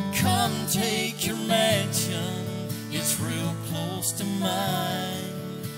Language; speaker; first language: English; native; English